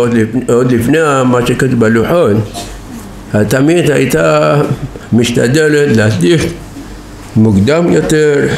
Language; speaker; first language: Hebrew; non-native, fluent; Persian